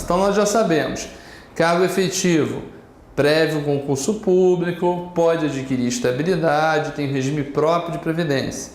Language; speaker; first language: Portuguese; native; Portuguese